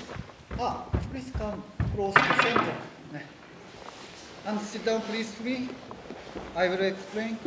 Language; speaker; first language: English; non-native, learner; Japanese